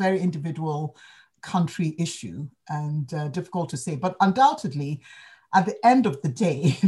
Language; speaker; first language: English; non-native, local second language; Akan